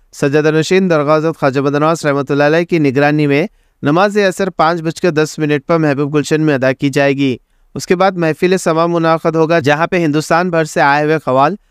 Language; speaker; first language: Hindi; non-native, local second language; Urdu